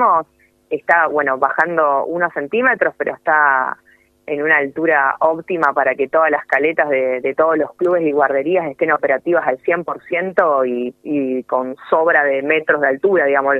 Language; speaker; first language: Spanish; native; Spanish